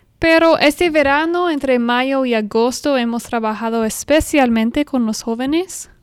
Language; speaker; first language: Spanish; non-native, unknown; English